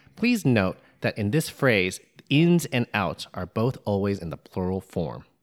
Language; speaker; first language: English; native; English